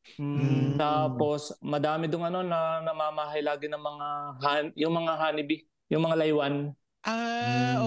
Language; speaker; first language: Filipino; native; Filipino